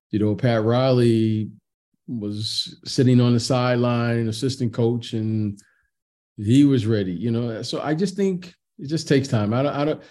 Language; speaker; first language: English; native; English